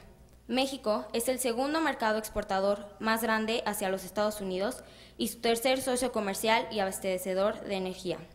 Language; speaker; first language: Spanish; native; Spanish